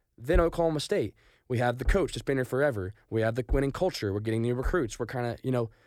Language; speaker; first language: English; native; English